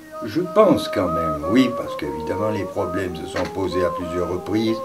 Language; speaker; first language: French; native; French